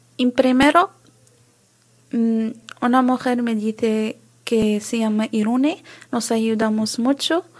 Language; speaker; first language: Spanish; non-native, learner; Arabic